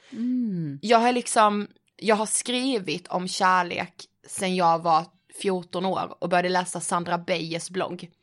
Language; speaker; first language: Swedish; native; Swedish